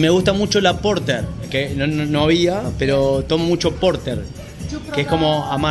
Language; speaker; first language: Spanish; native; Spanish